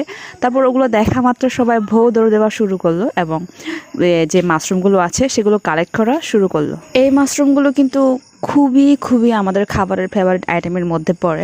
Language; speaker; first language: Bangla; non-native, local second language; Chakma